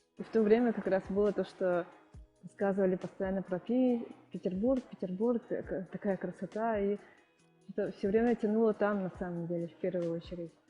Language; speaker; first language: Russian; non-native, local second language; Yakut